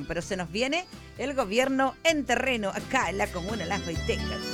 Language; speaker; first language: Spanish; native; Spanish